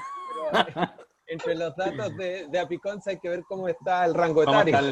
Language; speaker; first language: Spanish; native; Spanish